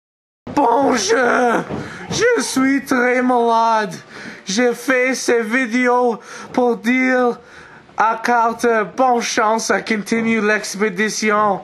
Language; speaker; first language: French; non-native, learner; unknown